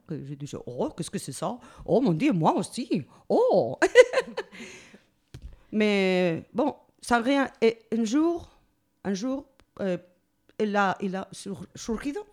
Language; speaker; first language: French; non-native, learner; Spanish